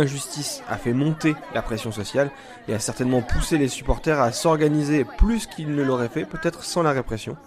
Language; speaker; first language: French; native; French